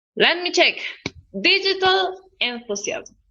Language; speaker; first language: English; non-native, learner; Spanish